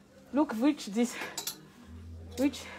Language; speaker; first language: English; non-native, learner; French